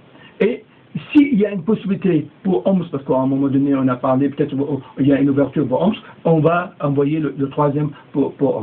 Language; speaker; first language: French; non-native, fluent; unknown